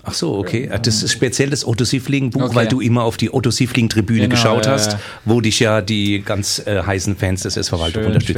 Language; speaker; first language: German; native; German